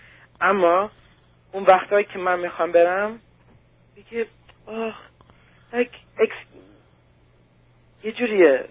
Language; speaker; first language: Persian; early bilingual, heritage; Persian